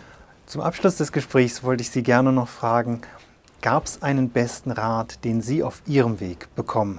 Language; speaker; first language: German; native; German